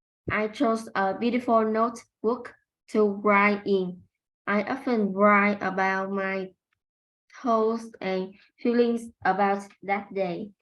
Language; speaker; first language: English; non-native, learner; Vietnamese